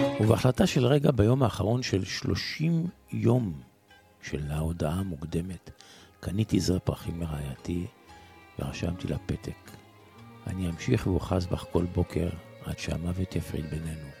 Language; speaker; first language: Hebrew; native; Hebrew